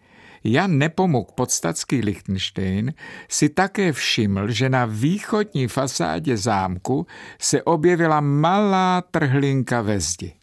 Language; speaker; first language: Czech; native; Czech